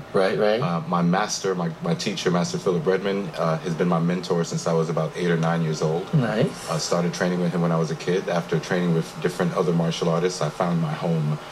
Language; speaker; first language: English; native; English